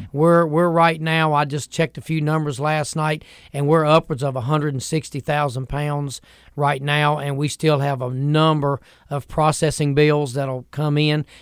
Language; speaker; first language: English; native; English